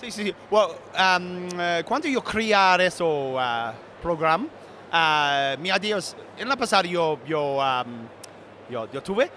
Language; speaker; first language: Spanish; non-native, learner; English